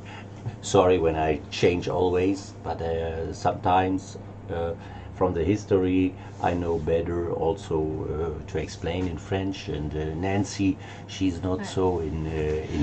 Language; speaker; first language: English; non-native, learner; German